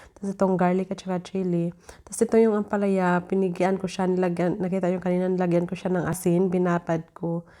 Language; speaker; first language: Filipino; native; Filipino